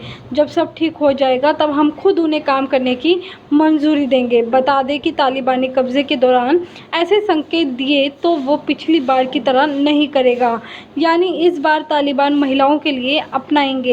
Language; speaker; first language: Hindi; native; Hindi